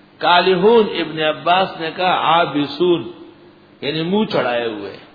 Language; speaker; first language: Urdu; non-native, local second language; Pashto